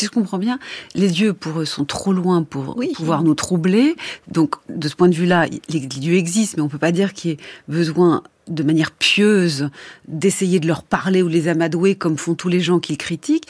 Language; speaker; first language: French; native; French